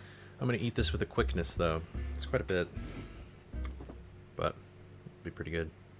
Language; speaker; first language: English; native; English